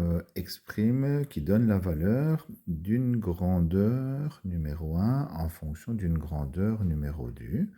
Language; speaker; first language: French; native; French